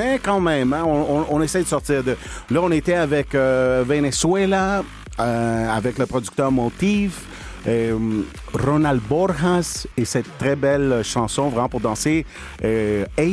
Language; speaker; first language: French; non-native, fluent; Spanish